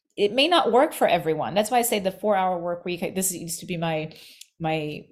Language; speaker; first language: English; non-native, fluent; Portuguese